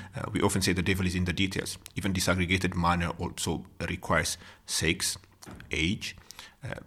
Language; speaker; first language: English; non-native, fluent; Amharic